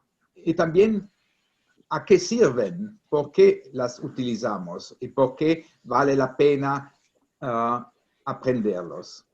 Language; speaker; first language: Spanish; non-native, fluent; Italian